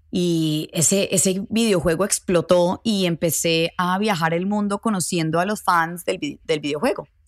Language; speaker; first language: Spanish; native; Spanish